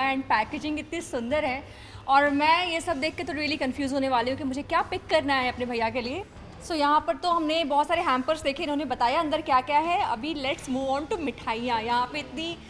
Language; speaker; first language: Hindi; native; Hindi